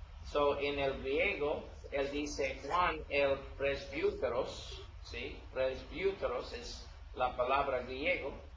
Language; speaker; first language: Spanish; non-native, learner; English